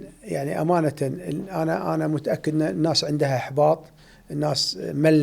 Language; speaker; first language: Arabic; native; Arabic